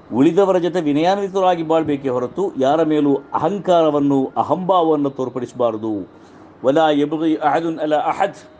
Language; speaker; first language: Kannada; non-native, local second language; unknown